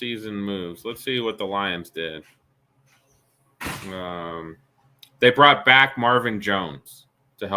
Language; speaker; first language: English; native; English